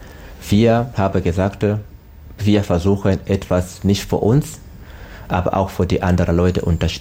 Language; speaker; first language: German; non-native, learner; Swahili